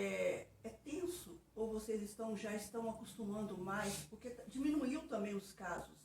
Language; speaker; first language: Portuguese; native; Portuguese